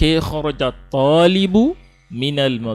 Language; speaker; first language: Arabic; non-native, fluent; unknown